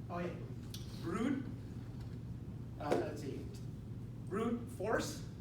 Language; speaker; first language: English; non-native, fluent; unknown